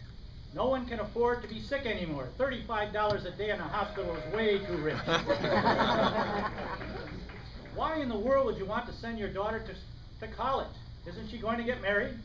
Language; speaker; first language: English; native; English